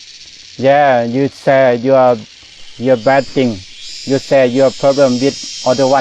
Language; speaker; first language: English; non-native, learner; Thai